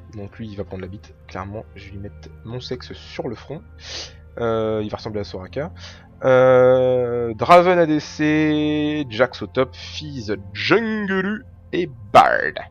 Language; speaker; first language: French; native; French